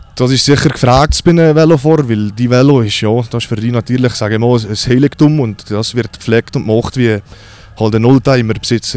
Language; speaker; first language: German; native; German